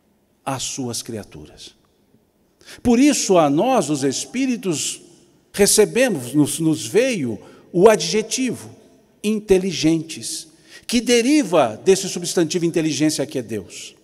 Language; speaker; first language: Portuguese; native; Portuguese